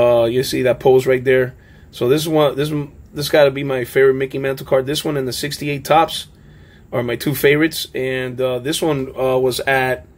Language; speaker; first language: English; native; English